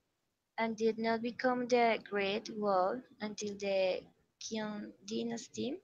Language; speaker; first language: English; non-native, learner; Spanish